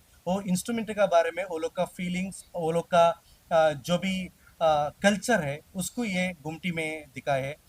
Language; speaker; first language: Hindi; non-native, local second language; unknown